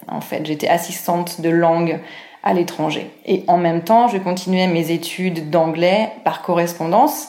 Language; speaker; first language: French; native; French